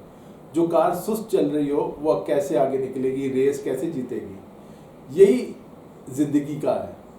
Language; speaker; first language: Urdu; native; Urdu